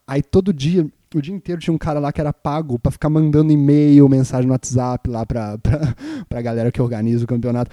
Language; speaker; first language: Portuguese; native; Portuguese